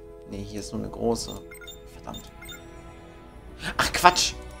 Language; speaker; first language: German; native; German